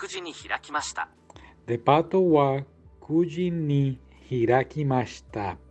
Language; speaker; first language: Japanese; non-native, learner; English